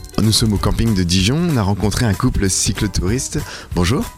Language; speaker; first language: French; native; French